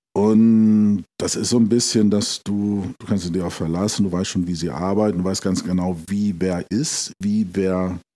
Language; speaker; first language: German; native; German